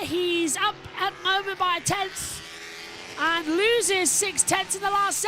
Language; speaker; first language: English; native; English